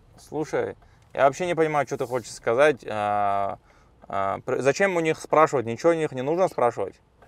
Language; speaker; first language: Russian; native; Russian